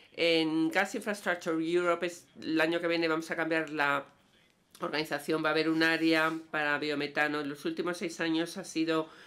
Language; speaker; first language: Spanish; non-native, fluent; Danish